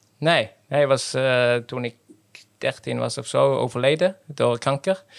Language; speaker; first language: Dutch; non-native, fluent; Norwegian